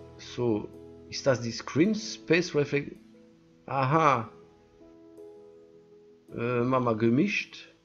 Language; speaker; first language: German; non-native, learner; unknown